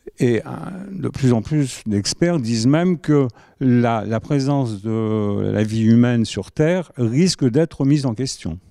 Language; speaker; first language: French; native; French